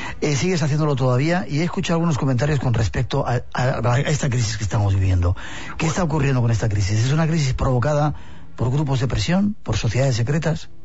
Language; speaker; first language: Spanish; native; Spanish